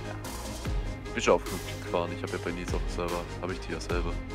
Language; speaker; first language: German; native; German